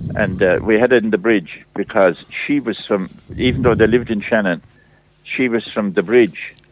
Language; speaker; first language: English; native; English